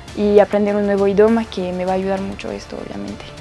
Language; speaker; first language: Spanish; non-native, learner; French